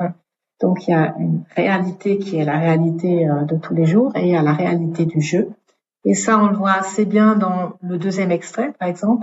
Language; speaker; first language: French; native; French